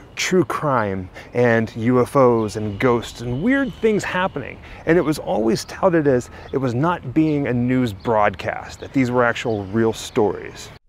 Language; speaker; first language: English; native; English